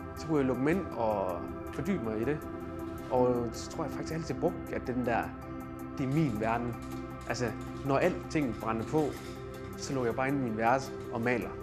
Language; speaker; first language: Danish; early bilingual, other home language; Thai